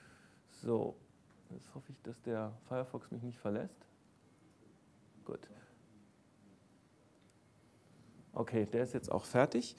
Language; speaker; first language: German; native; German